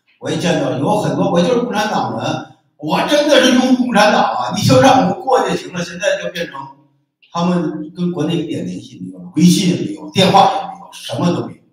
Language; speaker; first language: Chinese; native; Chinese